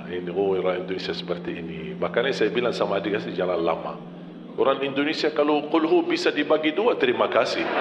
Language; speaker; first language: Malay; non-native, fluent; Arabic